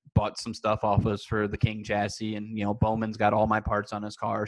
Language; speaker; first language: English; native; English